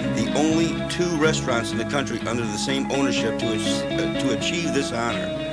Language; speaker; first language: English; native; English